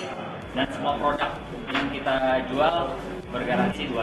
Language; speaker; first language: Indonesian; native; Indonesian